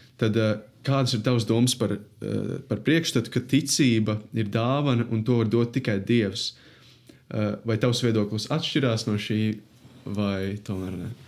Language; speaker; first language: Latvian; native; Latvian